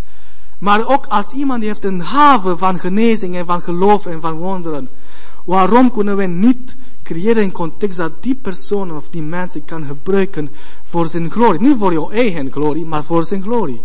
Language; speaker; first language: Dutch; non-native, learner; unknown